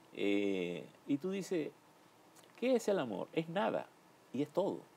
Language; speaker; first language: Spanish; native; Spanish